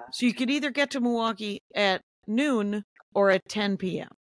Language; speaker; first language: English; native; English